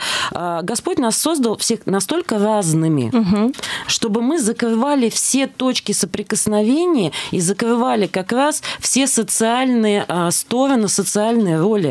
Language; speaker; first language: Russian; native; Russian